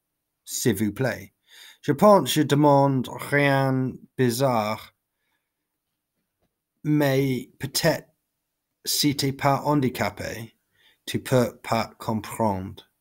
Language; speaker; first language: French; non-native, learner; English